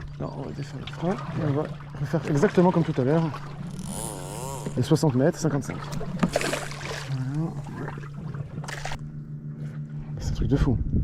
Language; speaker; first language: French; native; French